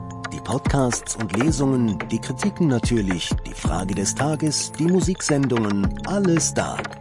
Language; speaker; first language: German; native; German